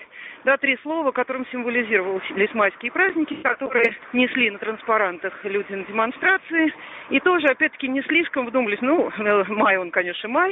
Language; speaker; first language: Russian; native; Russian